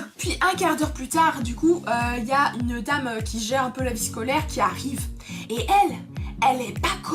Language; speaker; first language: French; native; French